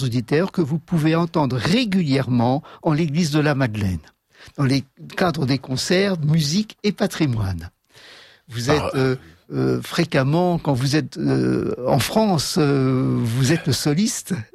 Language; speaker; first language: French; native; French